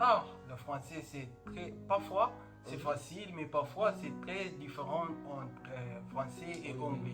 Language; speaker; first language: French; non-native, learner; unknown